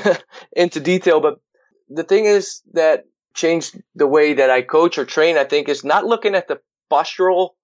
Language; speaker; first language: English; non-native, fluent; Dutch